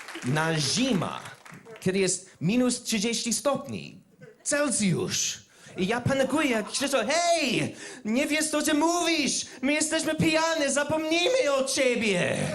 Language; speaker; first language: Polish; non-native, learner; English